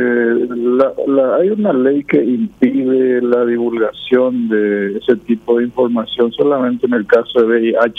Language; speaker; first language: Spanish; native; Spanish